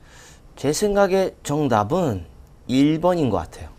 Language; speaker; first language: Korean; non-native, learner; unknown